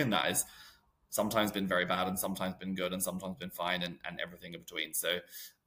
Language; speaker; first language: English; native; English